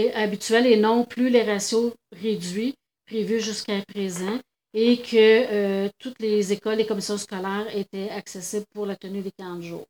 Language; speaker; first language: French; native; French